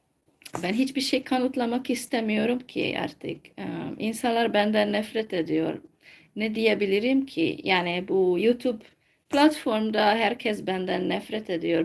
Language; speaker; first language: Turkish; non-native, fluent; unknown